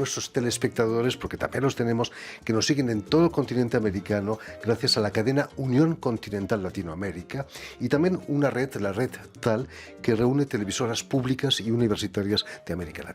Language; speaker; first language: Spanish; native; Spanish